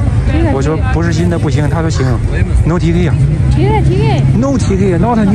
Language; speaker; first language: Chinese; native; Chinese